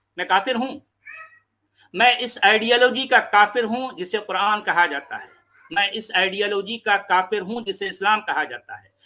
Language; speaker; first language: Urdu; native; Urdu